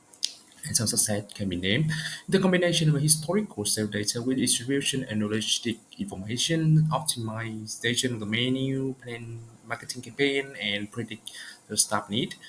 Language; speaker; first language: English; non-native, learner; Vietnamese